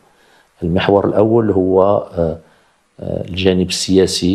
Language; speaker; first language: Arabic; native; Arabic